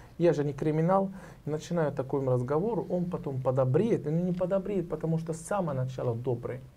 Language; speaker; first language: Russian; non-native, learner; Arabic